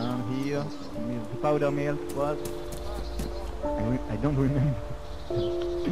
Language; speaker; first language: English; non-native, learner; French